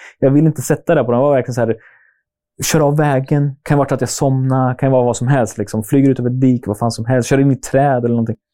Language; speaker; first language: Swedish; native; Swedish